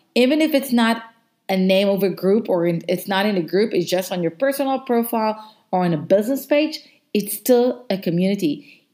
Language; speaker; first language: English; non-native, fluent; Hebrew